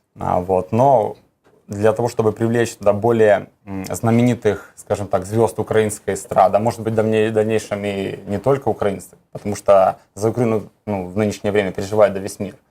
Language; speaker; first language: Russian; native; Russian